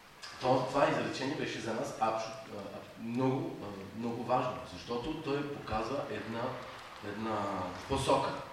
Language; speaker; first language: Bulgarian; non-native, fluent; French